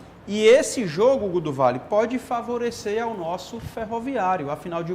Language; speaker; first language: Portuguese; native; Portuguese